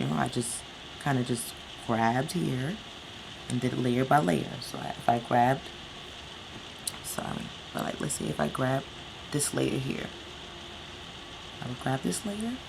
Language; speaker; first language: English; native; English